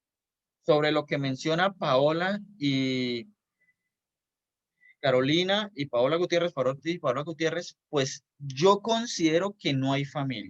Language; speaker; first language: Spanish; native; Spanish